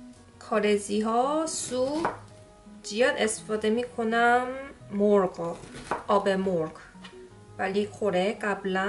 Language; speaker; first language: Persian; non-native, learner; Korean